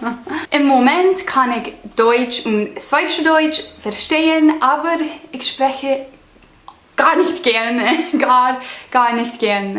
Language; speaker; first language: German; non-native, learner; English